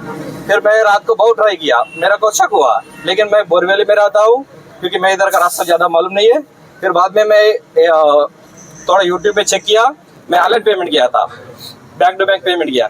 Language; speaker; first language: Hindi; non-native, local second language; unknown